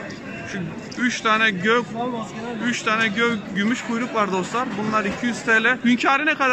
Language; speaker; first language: Turkish; native; Turkish